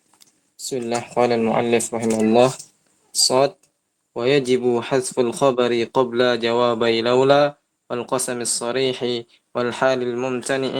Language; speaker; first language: Arabic; non-native, learner; Indonesian